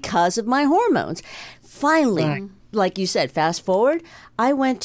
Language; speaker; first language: English; native; English